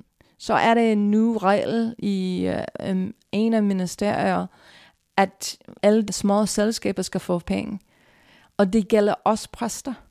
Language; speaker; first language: Danish; non-native, fluent; English